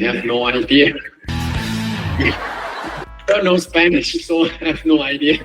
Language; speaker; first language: English; non-native, learner; Thai